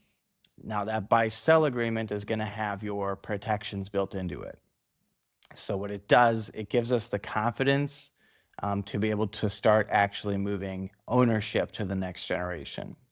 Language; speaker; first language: English; native; English